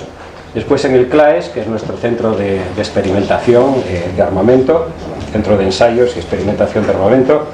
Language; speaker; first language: Spanish; native; Spanish